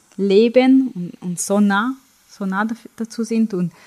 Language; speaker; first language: German; non-native, fluent; Hebrew